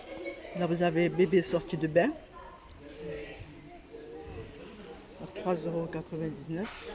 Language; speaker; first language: French; native; French